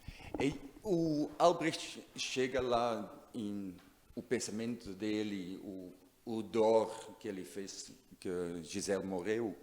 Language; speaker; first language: Portuguese; non-native, learner; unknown